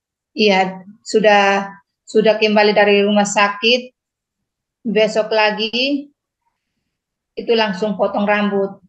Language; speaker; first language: Indonesian; non-native, local second language; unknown